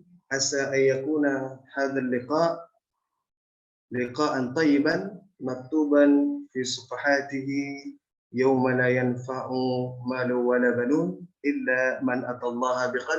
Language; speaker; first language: Arabic; non-native, fluent; Indonesian